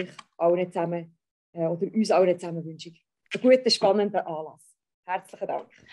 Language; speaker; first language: German; native; German